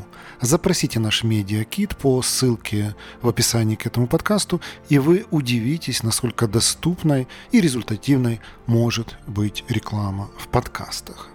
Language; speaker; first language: Russian; native; Russian